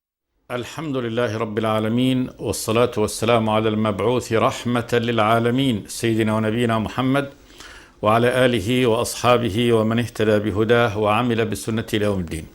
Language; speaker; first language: Arabic; native; Arabic